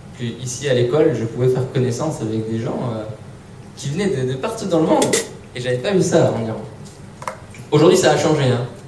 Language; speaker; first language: French; early bilingual, other home language; Persian